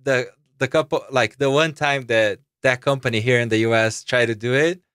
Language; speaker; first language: English; non-native, fluent; Portuguese